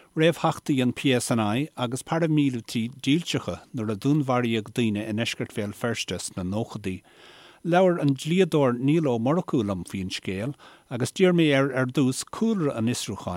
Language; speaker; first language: Irish; native; Irish